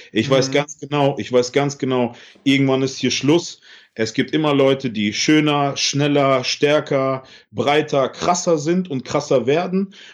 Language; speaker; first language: German; early bilingual, other home language; Russian